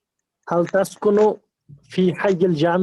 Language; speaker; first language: Arabic; non-native, learner; Urdu